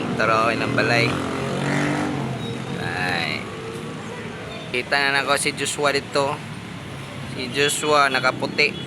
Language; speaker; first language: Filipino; non-native, local second language; Cebuano